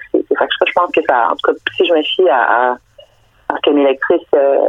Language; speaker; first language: French; early bilingual, other home language; Danish